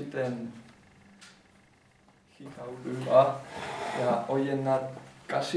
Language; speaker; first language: Finnish; non-native, learner; Spanish